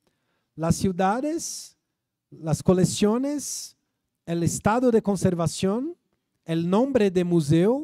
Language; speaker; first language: Spanish; non-native, fluent; Portuguese